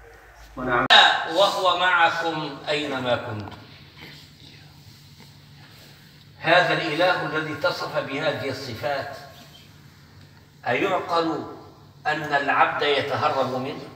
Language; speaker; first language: Arabic; native; Arabic